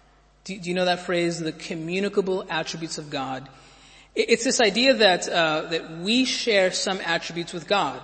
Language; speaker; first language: English; native; English